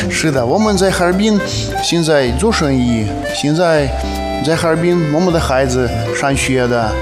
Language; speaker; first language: Chinese; non-native, learner; Russian